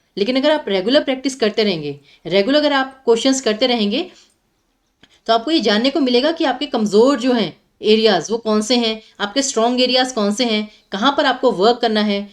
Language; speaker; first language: Hindi; native; Hindi